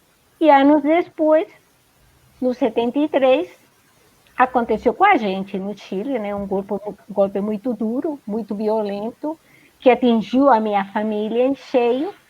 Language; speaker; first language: Portuguese; non-native, fluent; Spanish